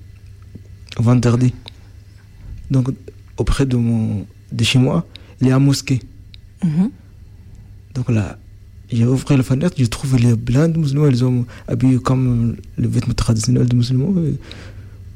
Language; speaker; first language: French; non-native, learner; Arabic